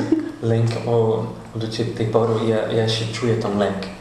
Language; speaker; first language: Polish; non-native, learner; Portuguese